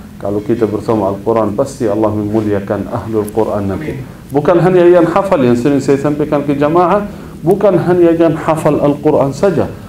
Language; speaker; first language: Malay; non-native, fluent; Arabic